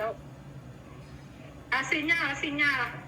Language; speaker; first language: Cantonese; non-native, learner; Indonesian